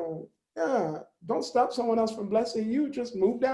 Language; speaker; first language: English; native; English